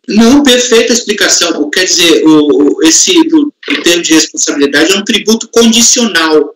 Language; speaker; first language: Portuguese; native; Portuguese